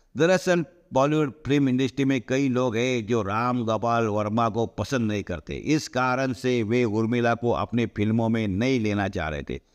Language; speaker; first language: Hindi; non-native, local second language; Marathi